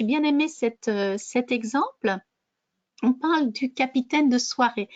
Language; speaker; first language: French; native; French